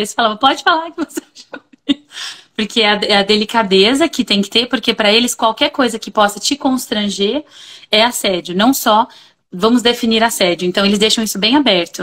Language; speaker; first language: Portuguese; native; Portuguese